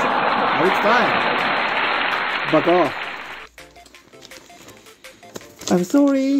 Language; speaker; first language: English; non-native, learner; Japanese